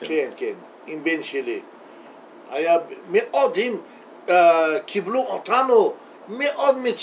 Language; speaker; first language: Hebrew; non-native, learner; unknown